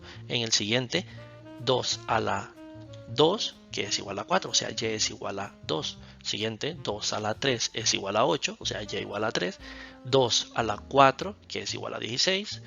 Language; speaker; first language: Spanish; native; Spanish